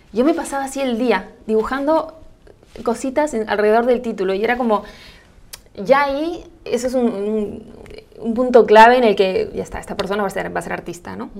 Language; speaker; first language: Spanish; native; Spanish